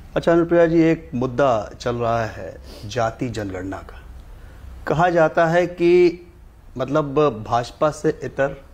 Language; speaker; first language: Hindi; native; Hindi